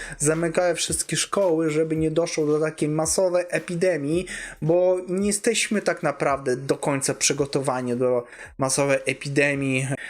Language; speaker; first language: Polish; non-native, fluent; Russian